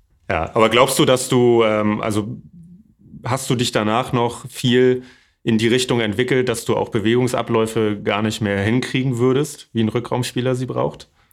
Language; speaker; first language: German; native; German